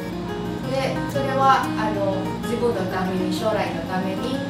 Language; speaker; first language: Japanese; non-native, fluent; Filipino